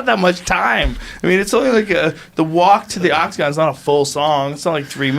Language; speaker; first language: English; native; English